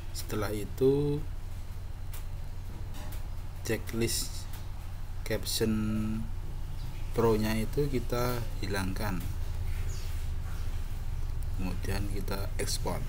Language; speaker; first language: Indonesian; native; Indonesian